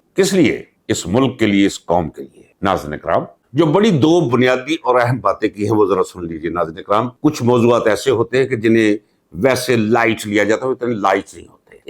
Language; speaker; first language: Urdu; non-native, local second language; Punjabi